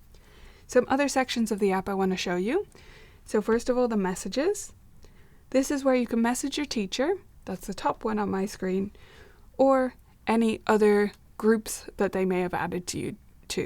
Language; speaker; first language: English; native; English